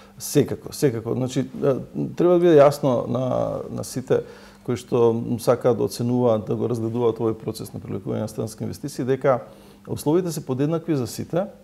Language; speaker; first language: Macedonian; native; Macedonian